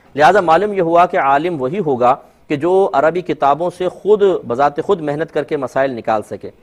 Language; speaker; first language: Urdu; native; Urdu